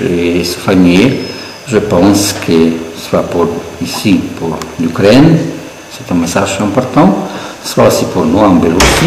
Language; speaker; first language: French; non-native, fluent; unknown